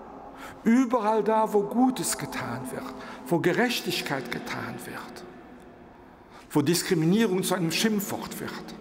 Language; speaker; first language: German; non-native, local second language; Luxembourgish